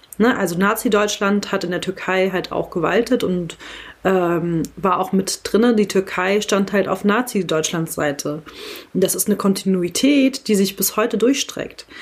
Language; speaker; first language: German; early bilingual, other home language; Kurdish